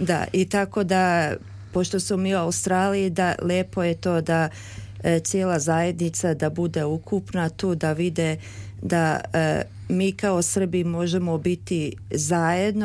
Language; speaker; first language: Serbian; early bilingual, heritage; Serbian